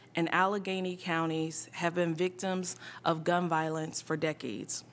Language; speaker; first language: English; native; English